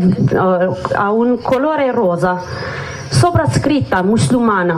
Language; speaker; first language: Italian; non-native, learner; Kurdish